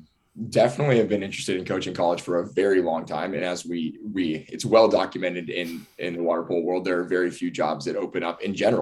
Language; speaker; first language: English; native; English